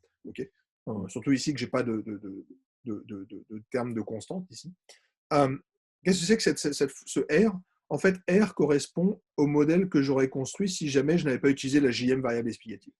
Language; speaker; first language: French; native; French